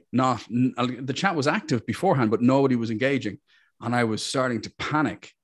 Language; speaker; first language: English; native; English